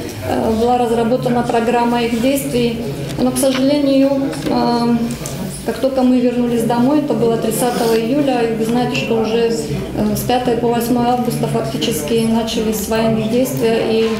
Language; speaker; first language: Russian; native; Russian